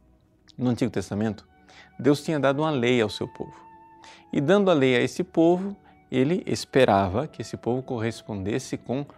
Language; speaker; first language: Portuguese; native; Portuguese